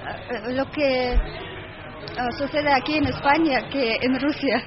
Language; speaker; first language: Spanish; non-native, learner; Russian